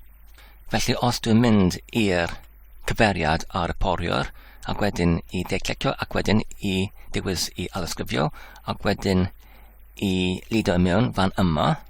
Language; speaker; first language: Welsh; non-native, learner; English